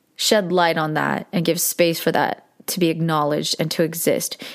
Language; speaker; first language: English; early bilingual, other home language; Korean